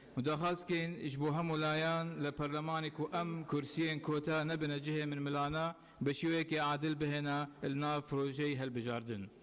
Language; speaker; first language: Central Kurdish; non-native, local second language; Assyrian Neo-Aramaic